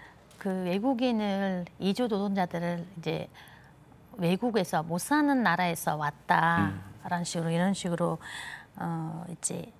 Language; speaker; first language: Korean; non-native, fluent; Mongolian